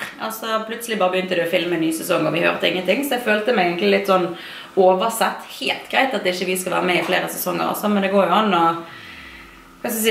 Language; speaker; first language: Norwegian; native; Norwegian